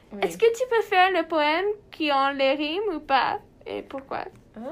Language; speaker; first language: French; non-native, learner; English